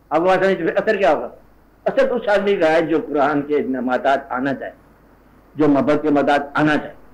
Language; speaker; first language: Urdu; non-native, local second language; Punjabi